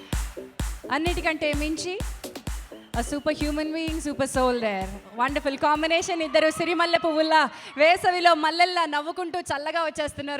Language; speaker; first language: Telugu; native; Telugu